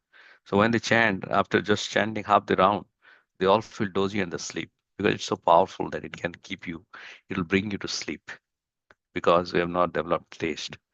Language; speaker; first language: English; non-native, fluent; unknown